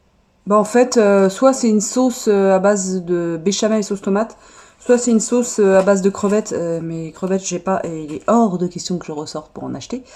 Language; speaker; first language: French; native; French